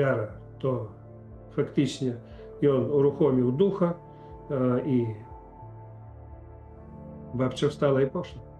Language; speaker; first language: Polish; non-native, fluent; Ukrainian